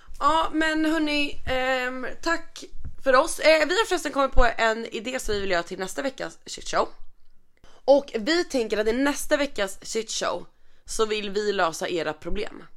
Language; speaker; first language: Swedish; native; Swedish